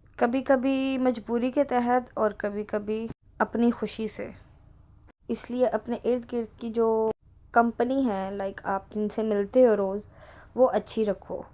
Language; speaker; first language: Urdu; non-native, local second language; Punjabi